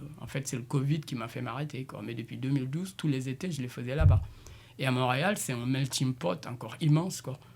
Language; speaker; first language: French; non-native, local second language; Jola-Fonyi